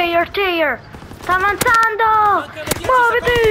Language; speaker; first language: Italian; native; Italian